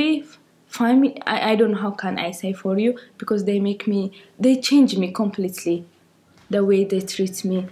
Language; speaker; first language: English; non-native, learner; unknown